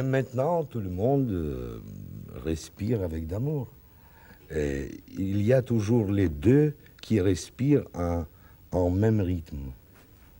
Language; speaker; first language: French; non-native, learner; Russian